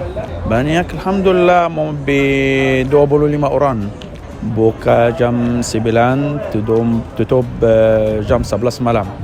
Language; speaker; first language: Indonesian; non-native, learner; Arabic